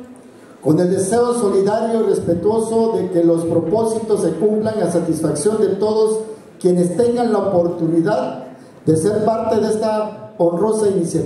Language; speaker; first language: Spanish; native; Spanish